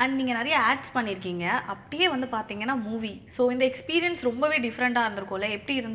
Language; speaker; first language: Tamil; native; Tamil